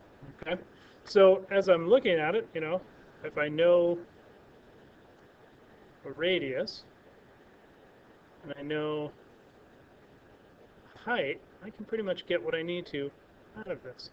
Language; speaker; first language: English; native; English